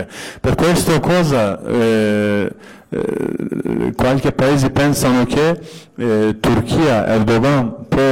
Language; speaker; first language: Italian; non-native, fluent; Kurdish